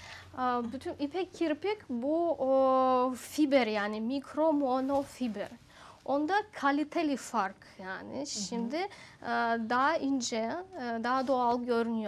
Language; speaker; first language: Turkish; non-native, learner; Russian